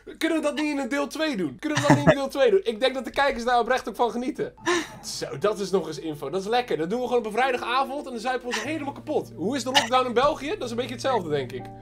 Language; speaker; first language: Dutch; native; Dutch